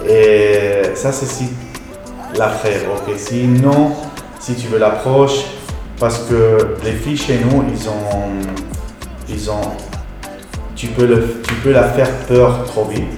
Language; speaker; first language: French; non-native, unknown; Arabic